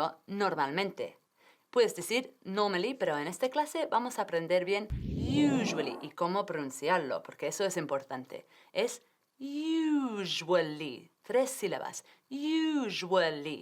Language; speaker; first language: Spanish; non-native, fluent; English